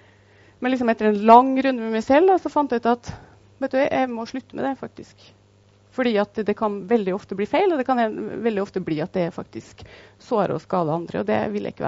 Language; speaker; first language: Norwegian; native; Norwegian